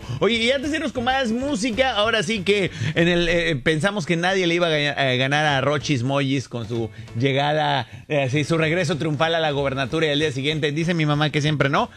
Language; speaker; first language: Spanish; native; Spanish